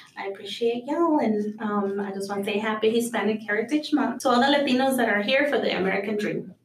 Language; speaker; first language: English; early bilingual, other home language; Spanish